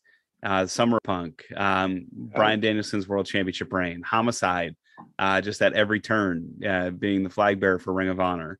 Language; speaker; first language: English; native; English